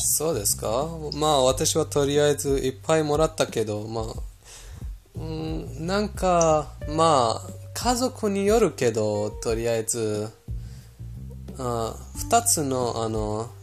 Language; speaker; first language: Japanese; non-native, fluent; Persian